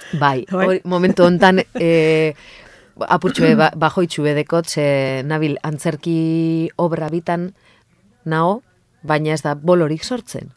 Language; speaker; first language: Basque; non-native, local second language; Spanish